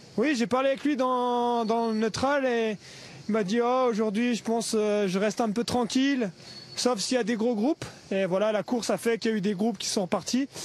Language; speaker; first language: French; native; French